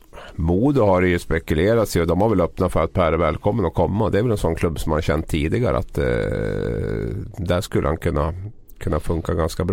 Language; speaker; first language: Swedish; native; Swedish